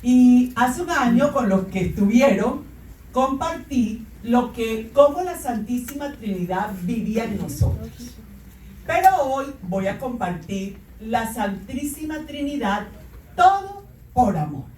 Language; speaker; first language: Spanish; native; Spanish